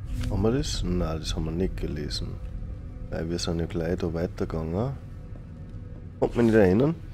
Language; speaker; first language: German; native; German